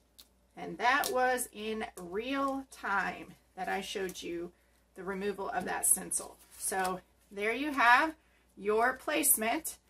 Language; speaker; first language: English; native; English